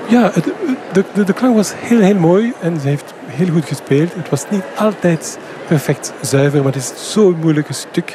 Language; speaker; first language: Dutch; non-native, fluent; French